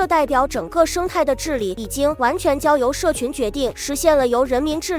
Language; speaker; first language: Chinese; native; Chinese